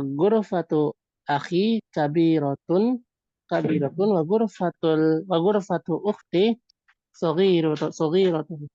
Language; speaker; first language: Arabic; non-native, learner; Indonesian